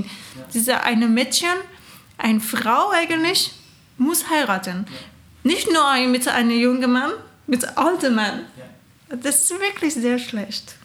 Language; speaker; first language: German; non-native, learner; Persian